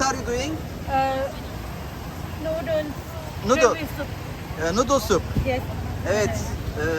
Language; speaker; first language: English; non-native, learner; Turkish